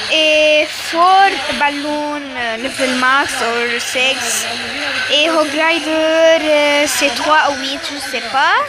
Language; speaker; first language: French; non-native, learner; Arabic